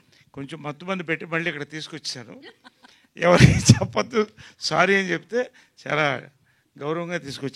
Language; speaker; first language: Telugu; native; Telugu